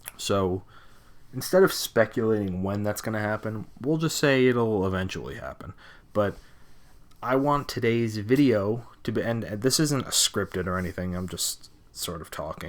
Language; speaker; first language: English; native; English